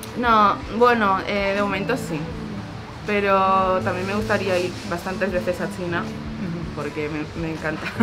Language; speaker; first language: Spanish; early bilingual, other home language; Chinese